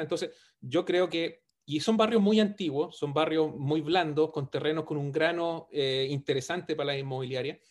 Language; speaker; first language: Spanish; native; Spanish